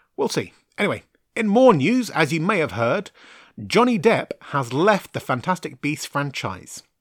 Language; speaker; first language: English; native; English